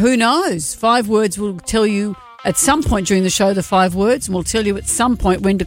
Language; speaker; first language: English; native; English